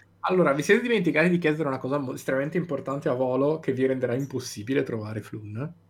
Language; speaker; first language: Italian; native; Italian